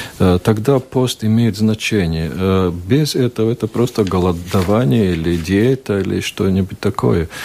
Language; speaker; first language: Russian; non-native, local second language; Latvian